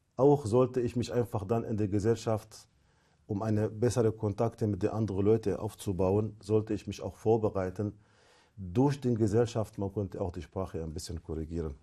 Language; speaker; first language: German; non-native, fluent; Arabic